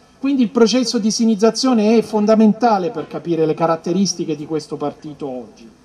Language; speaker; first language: Italian; native; Italian